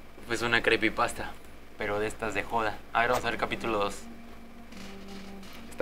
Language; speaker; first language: Spanish; native; Spanish